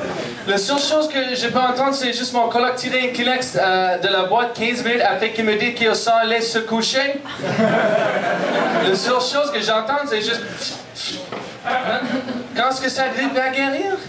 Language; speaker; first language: French; non-native, local second language; English